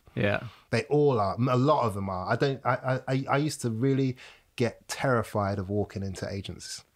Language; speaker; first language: English; native; English